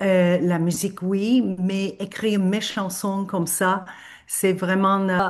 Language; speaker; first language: French; non-native, fluent; Turkish